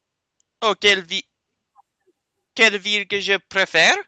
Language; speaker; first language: French; non-native, learner; English